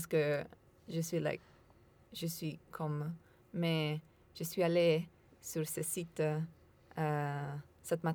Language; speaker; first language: French; non-native, learner; Italian